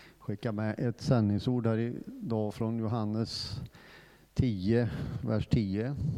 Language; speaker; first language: Swedish; non-native, fluent; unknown